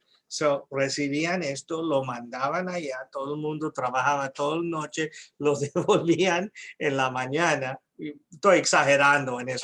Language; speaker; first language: Spanish; early bilingual, heritage; English